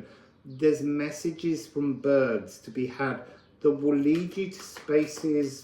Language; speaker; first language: English; native; English